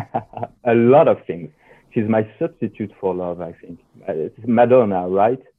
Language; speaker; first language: English; non-native, fluent; French